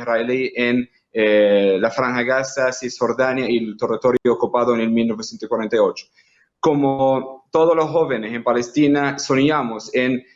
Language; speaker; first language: Spanish; non-native, fluent; Arabic